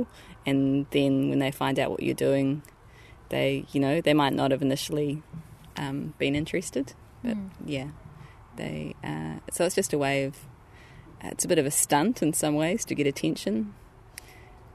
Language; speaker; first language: English; native; English